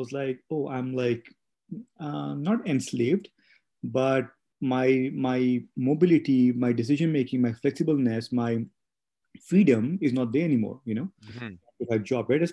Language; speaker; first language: English; non-native, local second language; Hindi